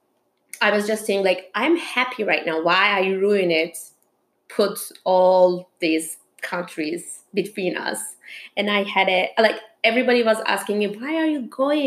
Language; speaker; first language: English; non-native, fluent; Turkish